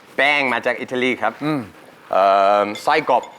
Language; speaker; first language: Thai; non-native, fluent; English